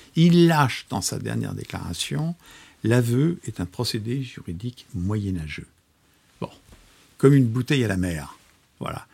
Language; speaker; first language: French; native; French